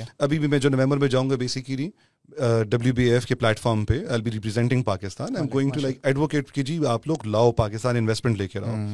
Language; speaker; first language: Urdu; non-native, local second language; Pashto